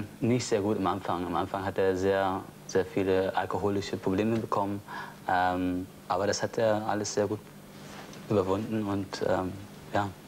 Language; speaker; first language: German; non-native, fluent; English